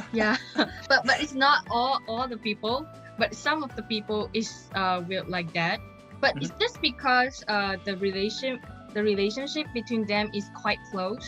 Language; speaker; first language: English; non-native, local second language; Chinese